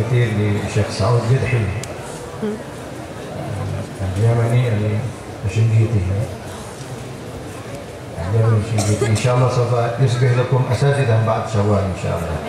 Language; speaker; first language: Arabic; non-native, fluent; Indonesian